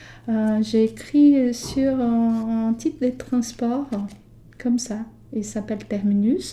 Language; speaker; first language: French; non-native, fluent; Portuguese